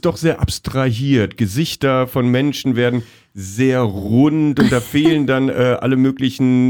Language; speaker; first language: German; native; German